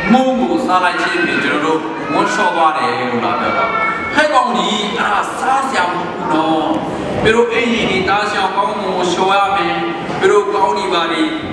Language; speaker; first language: Burmese; non-native, local second language; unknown